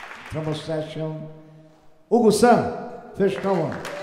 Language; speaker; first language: English; non-native, learner; Portuguese